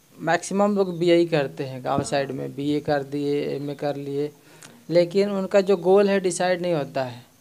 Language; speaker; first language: Hindi; native; Hindi